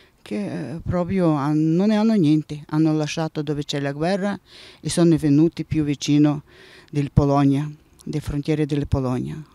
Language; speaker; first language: Italian; non-native, learner; Ukrainian